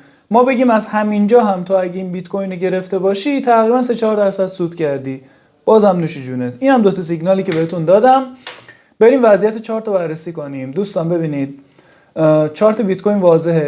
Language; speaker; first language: Persian; native; Persian